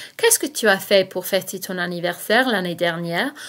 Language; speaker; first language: French; non-native, fluent; English